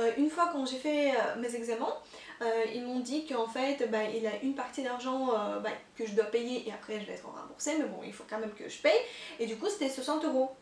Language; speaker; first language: French; non-native, fluent; Russian